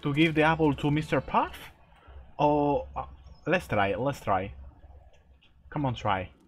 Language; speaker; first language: English; non-native, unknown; Spanish